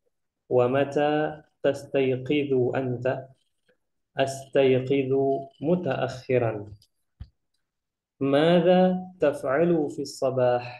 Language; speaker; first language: Arabic; non-native, fluent; Indonesian